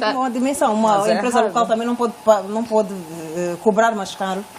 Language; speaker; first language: Portuguese; native; Portuguese